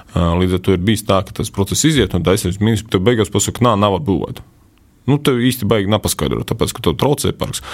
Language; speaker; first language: Latvian; native; Latvian